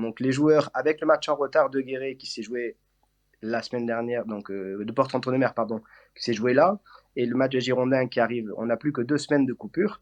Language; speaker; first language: French; native; French